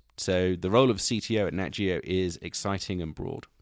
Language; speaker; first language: English; native; English